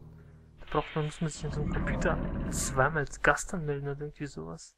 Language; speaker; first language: German; native; German